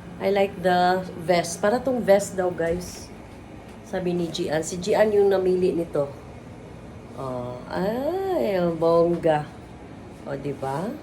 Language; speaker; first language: Filipino; non-native, local second language; Cebuano